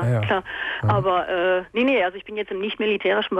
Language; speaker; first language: German; native; German